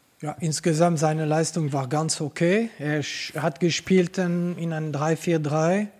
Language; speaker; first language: German; non-native, local second language; French